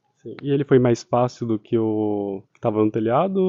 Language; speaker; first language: Portuguese; native; Portuguese